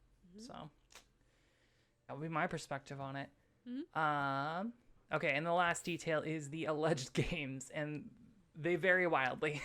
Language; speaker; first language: English; native; English